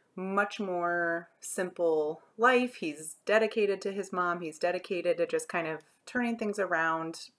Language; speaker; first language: English; native; English